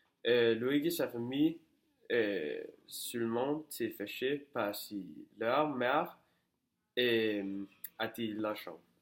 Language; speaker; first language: French; non-native, learner; Danish